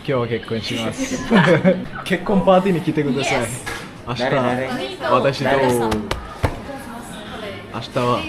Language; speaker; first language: Japanese; non-native, learner; Sinhala